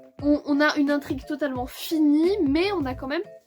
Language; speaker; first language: French; native; French